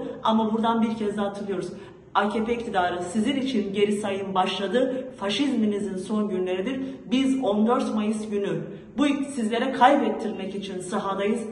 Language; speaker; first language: Turkish; native; Turkish